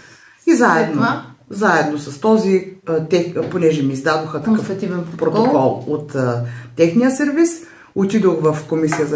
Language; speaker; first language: Bulgarian; native; Bulgarian